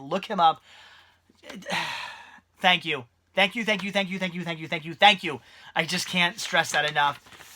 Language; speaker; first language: English; native; English